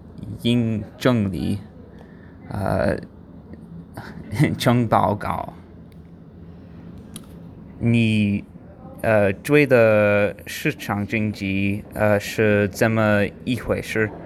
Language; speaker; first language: Chinese; non-native, learner; English